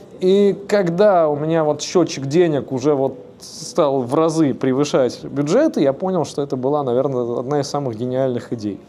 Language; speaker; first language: Russian; native; Russian